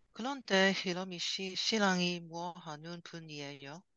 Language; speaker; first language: Korean; non-native, learner; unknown